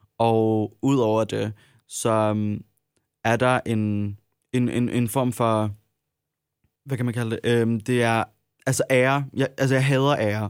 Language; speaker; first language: Danish; early bilingual, other home language; Arabic